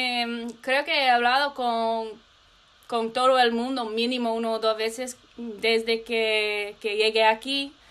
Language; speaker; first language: Spanish; non-native, learner; English